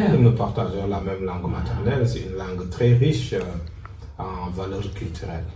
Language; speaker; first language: French; non-native, local second language; Wolof